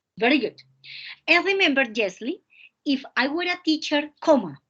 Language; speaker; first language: English; non-native, fluent; Spanish